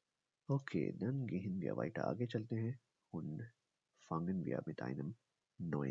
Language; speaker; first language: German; non-native, fluent; Urdu